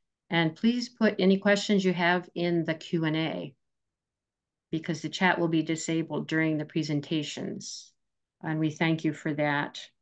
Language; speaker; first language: English; native; English